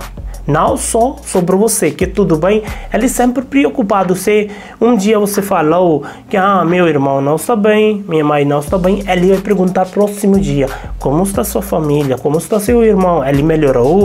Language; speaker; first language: Portuguese; non-native, learner; Hindi